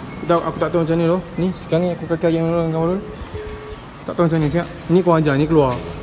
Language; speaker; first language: Malay; native; Malay